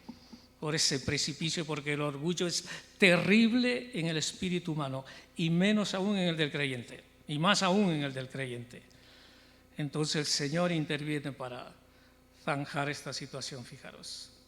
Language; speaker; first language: Spanish; native; Spanish